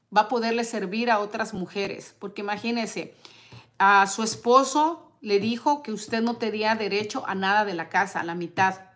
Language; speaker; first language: Spanish; native; Spanish